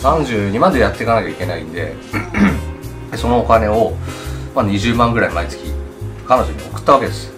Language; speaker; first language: Japanese; native; Japanese